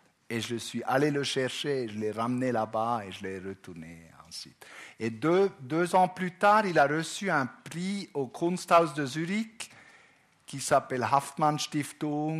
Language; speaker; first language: French; non-native, local second language; German